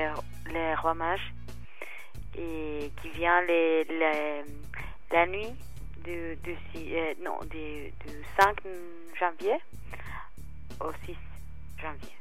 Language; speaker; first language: French; non-native, fluent; Spanish